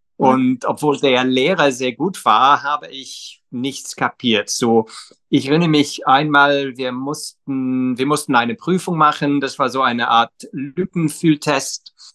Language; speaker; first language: German; non-native, fluent; English